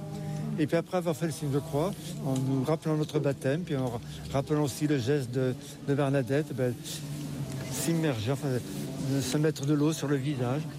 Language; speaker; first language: French; native; French